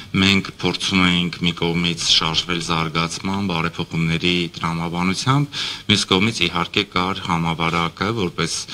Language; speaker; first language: Armenian; native; Armenian